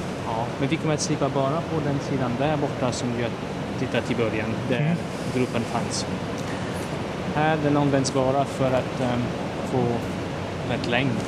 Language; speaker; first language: Swedish; non-native, fluent; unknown